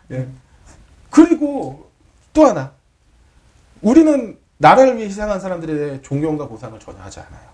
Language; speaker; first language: Korean; native; Korean